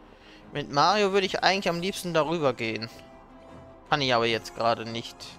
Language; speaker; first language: German; native; German